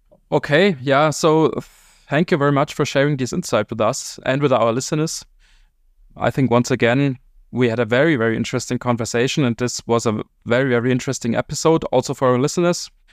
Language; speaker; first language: English; non-native, fluent; German